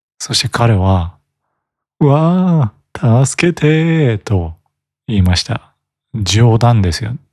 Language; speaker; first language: Japanese; native; Japanese